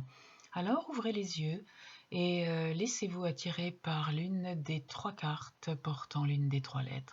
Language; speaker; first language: French; native; French